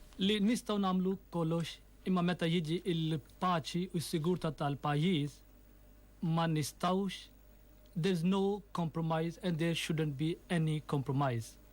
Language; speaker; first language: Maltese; non-native, fluent; Urdu